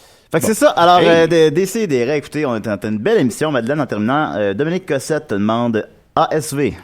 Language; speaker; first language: French; native; French